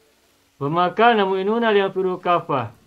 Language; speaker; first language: Arabic; non-native, fluent; Indonesian